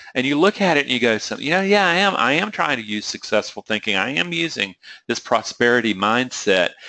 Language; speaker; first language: English; native; English